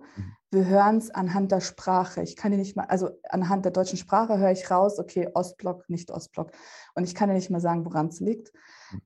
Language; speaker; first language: German; early bilingual, other home language; Russian